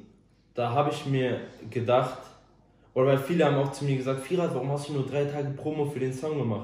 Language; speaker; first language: German; early bilingual, other home language; Turkish